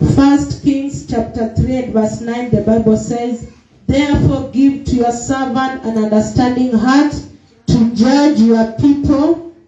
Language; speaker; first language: English; non-native, local second language; Swahili